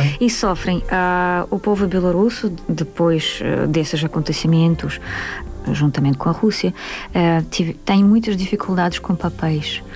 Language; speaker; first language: Portuguese; non-native, fluent; Russian